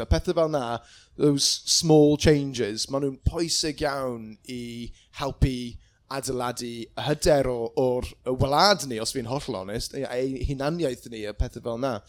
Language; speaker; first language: Welsh; non-native, local second language; English